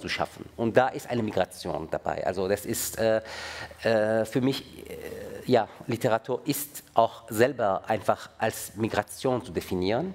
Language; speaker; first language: German; non-native, fluent; Persian